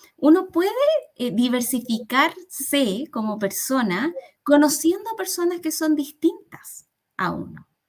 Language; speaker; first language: Spanish; early bilingual, other home language; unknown